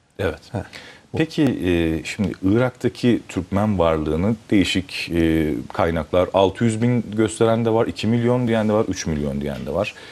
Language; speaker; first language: Turkish; native; Turkish